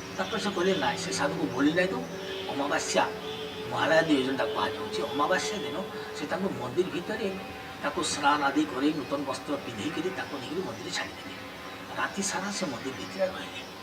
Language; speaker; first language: Odia; native; Odia